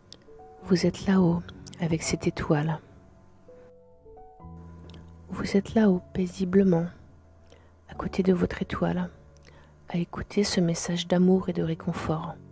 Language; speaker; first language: French; native; French